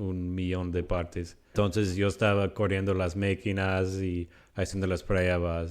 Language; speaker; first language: Spanish; non-native, fluent; English